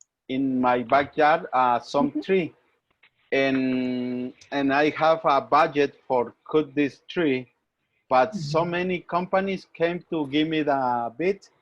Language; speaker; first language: English; non-native, learner; Spanish